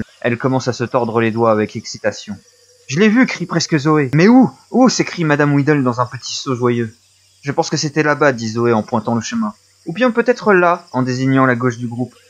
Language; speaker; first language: French; native; French